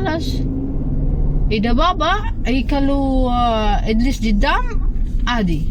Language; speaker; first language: Arabic; non-native, learner; Filipino